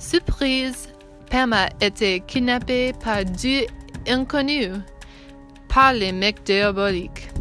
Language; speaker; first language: French; non-native, learner; English